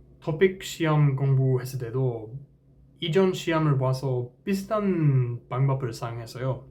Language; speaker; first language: Korean; non-native, fluent; English